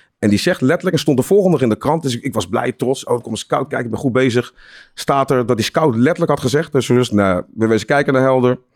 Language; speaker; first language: Dutch; native; Dutch